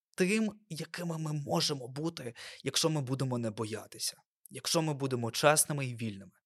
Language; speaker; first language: Ukrainian; non-native, local second language; Russian